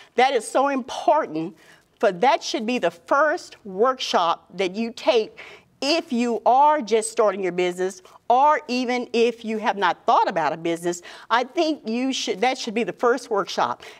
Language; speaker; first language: English; native; English